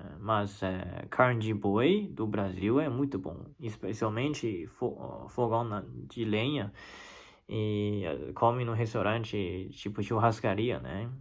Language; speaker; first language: Portuguese; non-native, fluent; Chinese